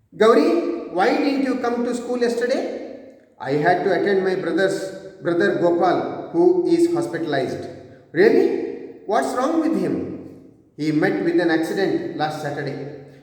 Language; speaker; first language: English; non-native, local second language; Kannada